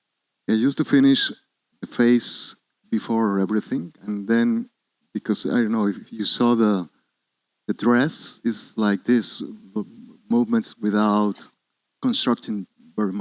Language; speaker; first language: English; non-native, learner; Spanish